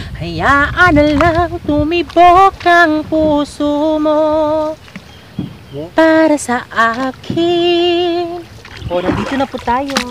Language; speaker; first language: Filipino; non-native, local second language; Cebuano